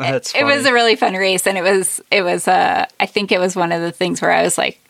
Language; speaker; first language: English; native; English